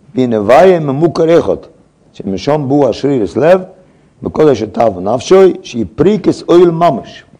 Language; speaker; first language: Hebrew; non-native, fluent; English